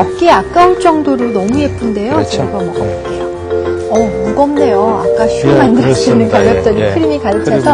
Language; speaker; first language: Korean; native; Korean